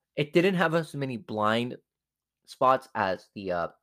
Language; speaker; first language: English; non-native, fluent; Spanish